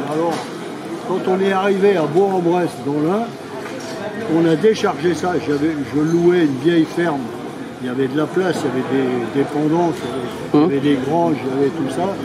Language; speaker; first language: French; native; French